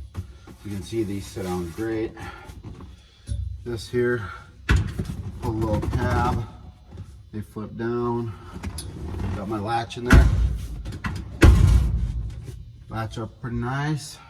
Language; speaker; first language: English; native; English